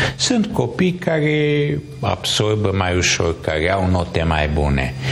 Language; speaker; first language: Romanian; non-native, local second language; Hungarian